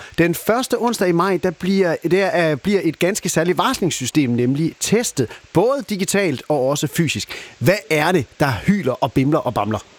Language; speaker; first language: Danish; native; Danish